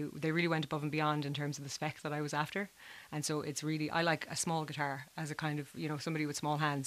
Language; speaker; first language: English; native; English